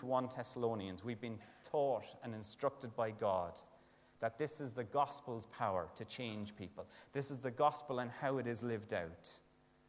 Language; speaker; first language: English; native; English